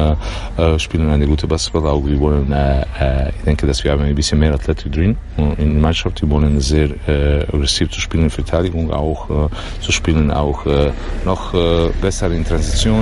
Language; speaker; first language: German; non-native, learner; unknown